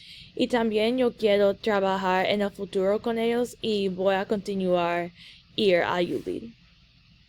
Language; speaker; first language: Spanish; early bilingual, heritage; English